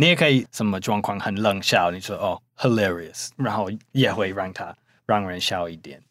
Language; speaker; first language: Chinese; non-native, fluent; English